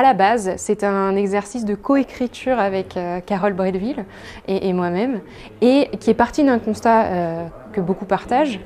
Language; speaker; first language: French; native; French